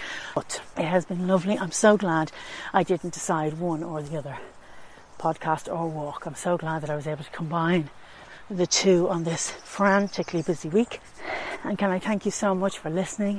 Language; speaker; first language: English; native; English